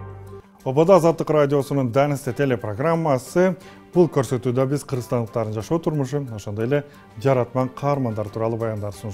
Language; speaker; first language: Kyrgyz; native; Kyrgyz